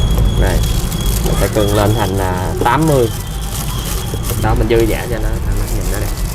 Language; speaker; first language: Vietnamese; native; Vietnamese